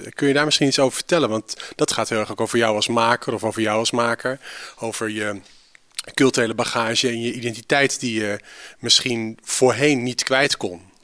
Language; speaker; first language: Dutch; native; Dutch